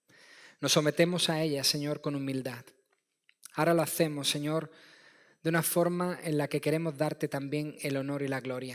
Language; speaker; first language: Spanish; native; Spanish